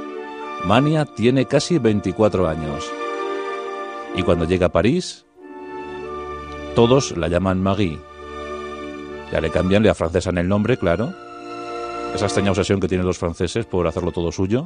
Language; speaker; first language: Spanish; native; Spanish